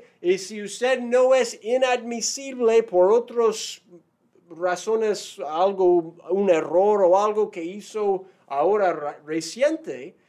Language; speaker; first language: Spanish; non-native, fluent; English